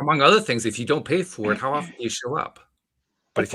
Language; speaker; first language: English; native; English